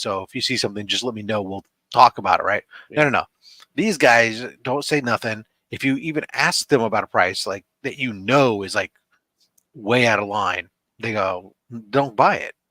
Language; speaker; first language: English; native; English